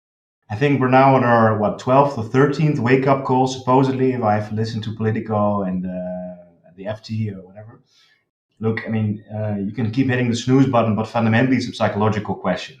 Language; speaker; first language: English; non-native, fluent; Dutch